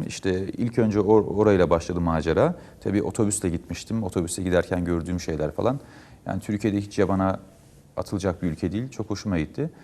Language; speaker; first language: Turkish; early bilingual, heritage; Turkish